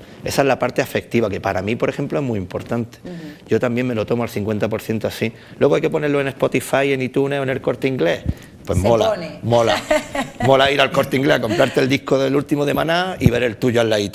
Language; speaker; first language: Spanish; native; Spanish